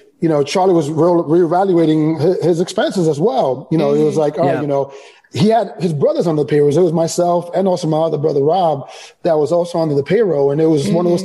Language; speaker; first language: English; early bilingual, other home language; Spanish